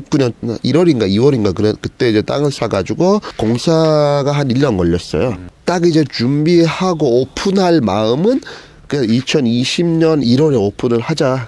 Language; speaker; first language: Korean; non-native, fluent; Turkish